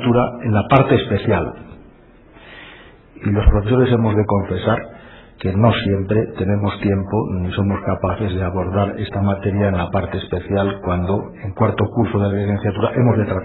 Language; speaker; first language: Spanish; native; Spanish